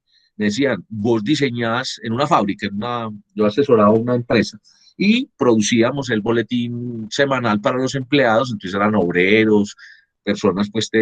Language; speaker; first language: Spanish; native; Spanish